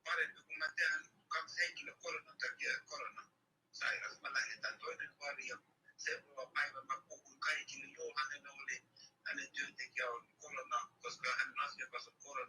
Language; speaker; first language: Finnish; non-native, learner; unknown